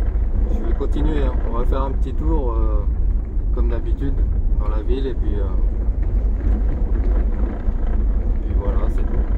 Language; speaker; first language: French; native; French